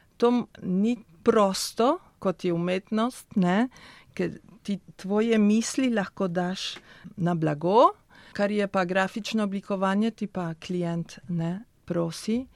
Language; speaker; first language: Slovenian; early bilingual, heritage; Spanish